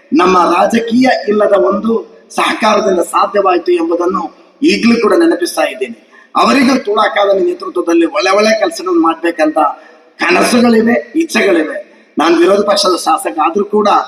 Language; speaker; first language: Kannada; non-native, local second language; Tulu